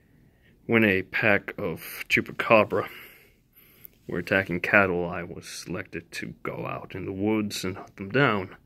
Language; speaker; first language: English; native; English